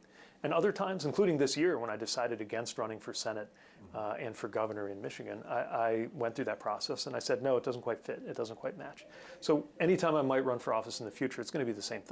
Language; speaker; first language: English; native; English